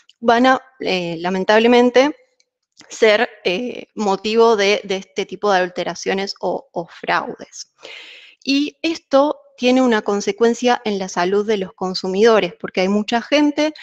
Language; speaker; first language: Spanish; native; Spanish